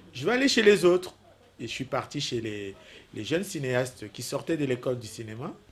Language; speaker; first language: French; non-native, local second language; Lingala